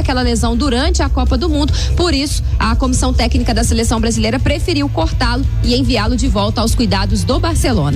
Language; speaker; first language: Portuguese; native; Portuguese